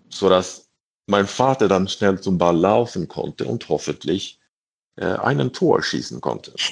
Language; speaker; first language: German; non-native, fluent; Swedish